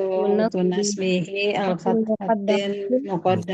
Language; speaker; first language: Arabic; non-native, learner; Indonesian